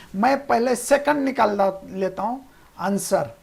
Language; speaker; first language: Hindi; non-native, local second language; Marathi